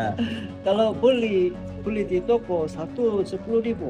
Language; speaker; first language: Indonesian; non-native, fluent; Korean